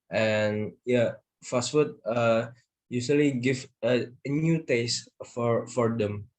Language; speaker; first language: English; non-native, learner; Indonesian